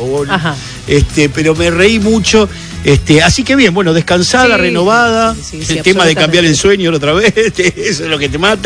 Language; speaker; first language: Spanish; native; Spanish